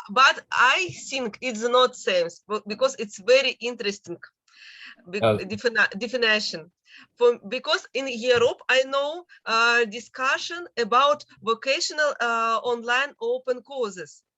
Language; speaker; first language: English; non-native, learner; Russian